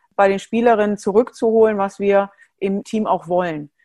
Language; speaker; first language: German; native; German